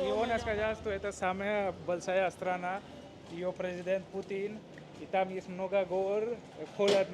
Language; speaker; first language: Russian; non-native, learner; Hindi